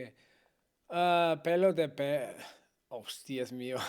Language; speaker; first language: Spanish; non-native, learner; Danish